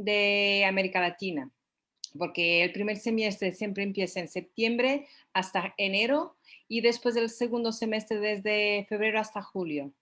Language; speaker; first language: Spanish; non-native, fluent; Portuguese